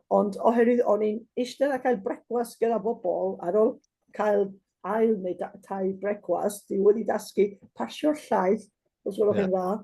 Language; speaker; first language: Welsh; non-native, fluent; Basque